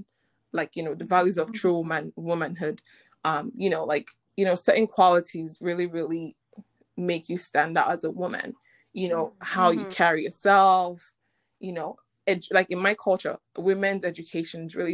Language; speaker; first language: English; non-native, local second language; Igbo